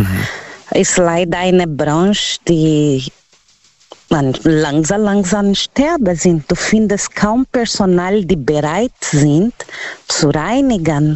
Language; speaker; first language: German; non-native, fluent; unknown